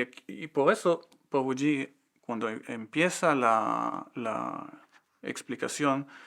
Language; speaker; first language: Spanish; non-native, fluent; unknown